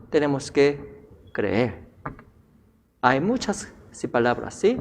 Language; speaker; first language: Spanish; non-native, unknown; Korean